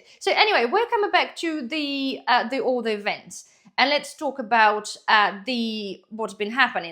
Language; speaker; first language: English; non-native, fluent; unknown